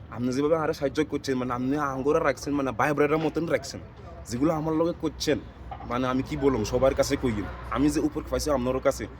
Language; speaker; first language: Bangla; non-native, fluent; Zulu